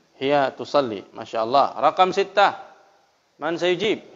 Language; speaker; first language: Arabic; non-native, fluent; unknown